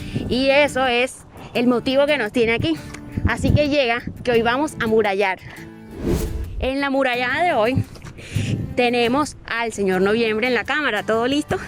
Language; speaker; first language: Spanish; native; Spanish